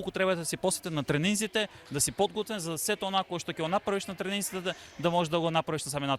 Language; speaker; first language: Macedonian; native; Macedonian